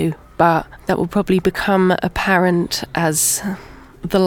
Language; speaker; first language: English; native; English